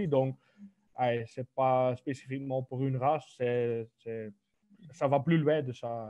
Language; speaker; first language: French; non-native, local second language; Dutch